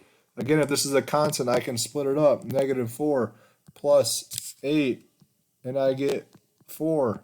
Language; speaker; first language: English; native; English